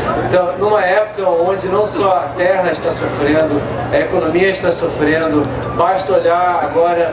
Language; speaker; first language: Portuguese; non-native, fluent; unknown